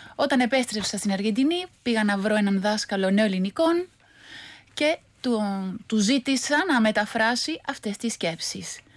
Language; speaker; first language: Greek; non-native, fluent; Spanish